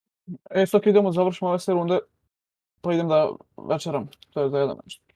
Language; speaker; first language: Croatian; non-native, learner; Macedonian